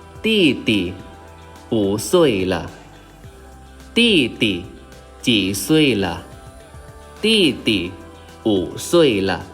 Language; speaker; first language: Chinese; non-native, fluent; Thai